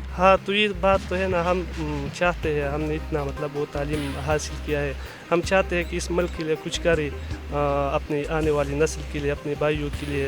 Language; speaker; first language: Urdu; non-native, local second language; Pashto